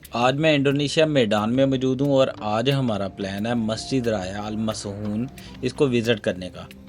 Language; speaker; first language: Urdu; non-native, local second language; Punjabi